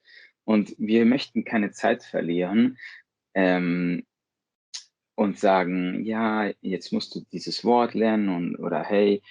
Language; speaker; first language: German; non-native, fluent; Spanish